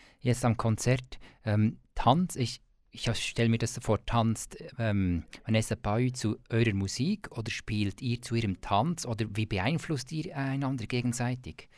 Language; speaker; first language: German; native; German